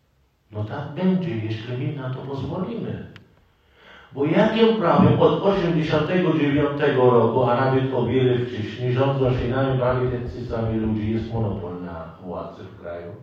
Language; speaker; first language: Polish; non-native, fluent; Arabic